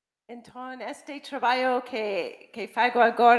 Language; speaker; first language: Galician; non-native, fluent; English